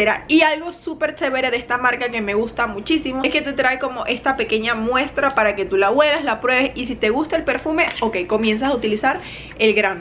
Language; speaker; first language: Spanish; native; Spanish